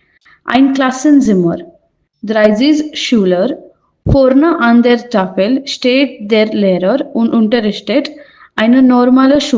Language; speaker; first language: German; non-native, fluent; Hindi